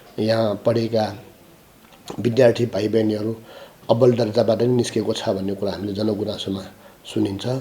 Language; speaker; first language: Nepali; non-native, local second language; Newari